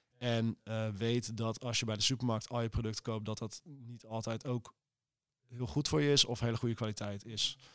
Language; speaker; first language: Dutch; native; Dutch